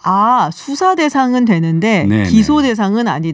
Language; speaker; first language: Korean; native; Korean